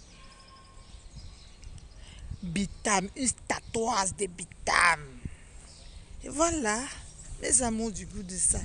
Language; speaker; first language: French; non-native, local second language; Fang